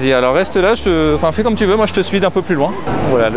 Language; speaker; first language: French; native; French